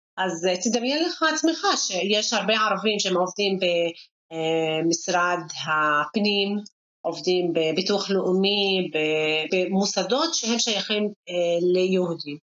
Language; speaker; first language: Hebrew; non-native, local second language; Arabic